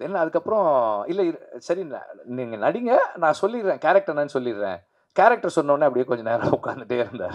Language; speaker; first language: Tamil; native; Tamil